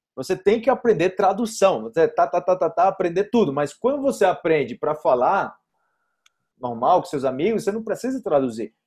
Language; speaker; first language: Portuguese; native; Portuguese